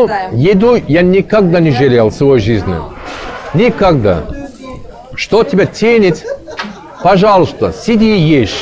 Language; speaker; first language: Russian; non-native, learner; Turkish